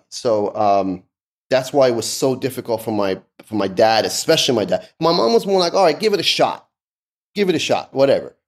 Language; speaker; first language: English; early bilingual, other home language; Persian